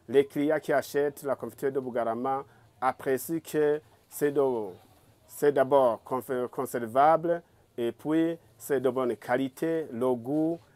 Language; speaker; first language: French; non-native, local second language; Rundi